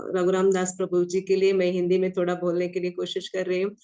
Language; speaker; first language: Hindi; non-native, local second language; Kannada